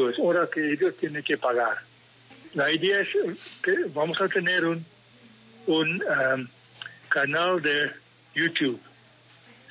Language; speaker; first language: Spanish; non-native, fluent; English